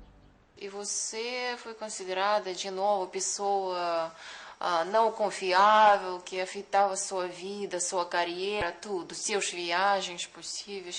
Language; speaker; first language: Portuguese; non-native, fluent; Russian